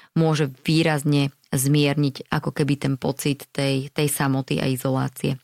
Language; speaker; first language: Slovak; native; Slovak